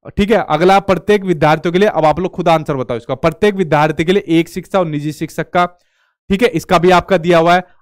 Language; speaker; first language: Hindi; native; Hindi